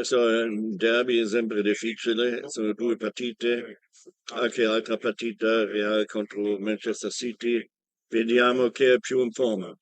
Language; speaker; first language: Italian; non-native, learner; German